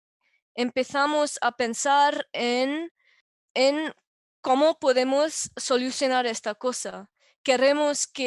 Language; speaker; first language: Spanish; non-native, fluent; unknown